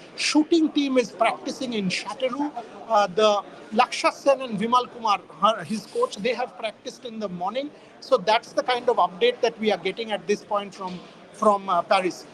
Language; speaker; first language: English; non-native, local second language; Bangla